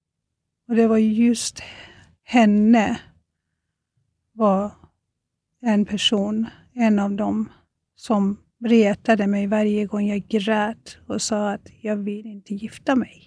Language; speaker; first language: Swedish; non-native, fluent; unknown